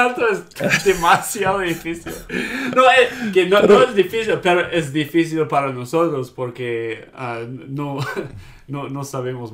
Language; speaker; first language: Spanish; non-native, learner; English